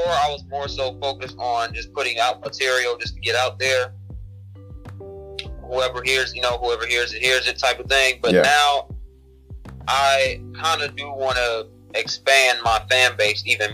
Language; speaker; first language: English; native; English